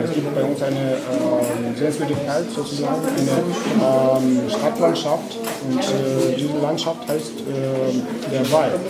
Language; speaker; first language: German; non-native, fluent; Ukrainian